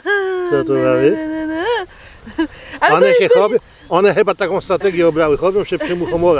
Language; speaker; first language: Polish; native; Polish